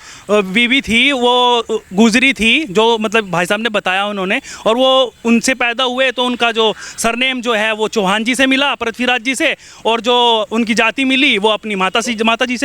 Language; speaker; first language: Hindi; native; Hindi